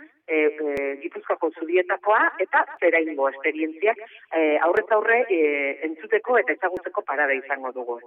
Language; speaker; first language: Basque; native; Basque